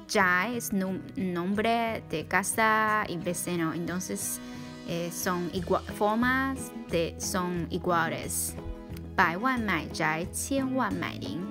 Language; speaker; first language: Spanish; non-native, learner; Chinese